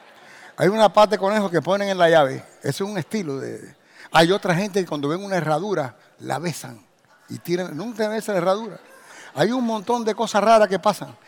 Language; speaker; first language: Spanish; native; Spanish